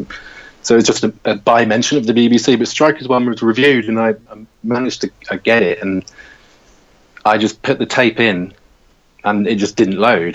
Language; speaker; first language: English; native; English